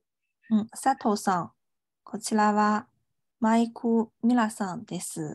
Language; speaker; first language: Japanese; non-native, fluent; Chinese